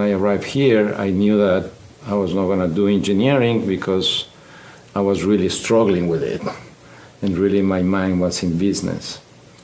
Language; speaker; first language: English; non-native, fluent; Spanish